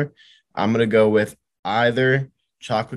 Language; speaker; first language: English; native; English